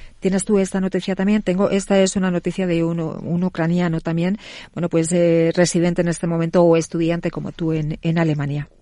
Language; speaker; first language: Spanish; native; Spanish